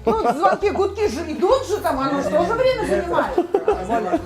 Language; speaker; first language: Russian; non-native, local second language; Turkmen